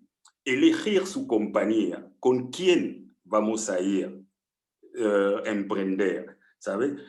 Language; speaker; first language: Spanish; non-native, fluent; French